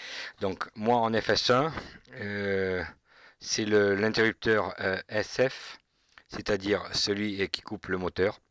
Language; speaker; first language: French; native; French